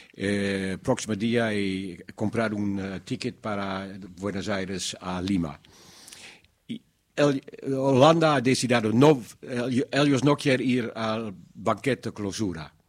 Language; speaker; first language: Spanish; non-native, learner; Dutch